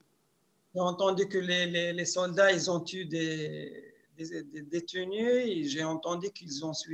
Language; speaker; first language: French; non-native, local second language; Arabic